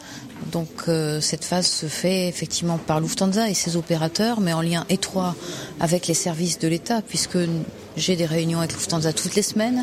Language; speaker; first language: French; native; French